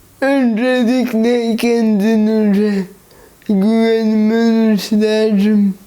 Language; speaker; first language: Turkish; early bilingual, heritage; Turkish